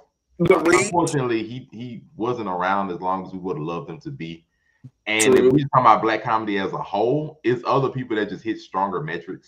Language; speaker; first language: English; native; English